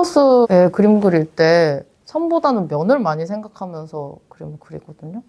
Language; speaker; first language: Korean; native; Korean